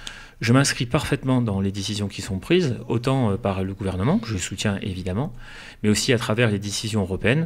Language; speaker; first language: French; native; French